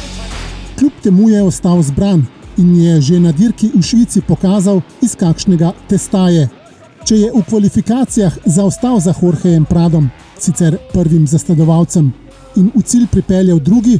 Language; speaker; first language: Slovenian; native; Slovenian